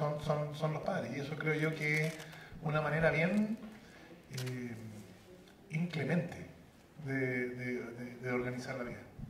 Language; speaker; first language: Spanish; native; Spanish